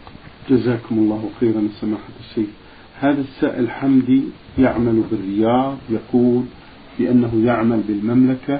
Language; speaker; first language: Arabic; native; Arabic